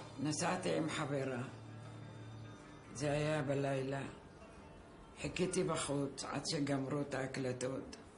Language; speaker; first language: Hebrew; non-native, fluent; Arabic